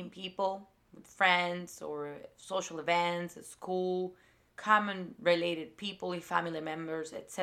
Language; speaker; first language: English; non-native, fluent; Spanish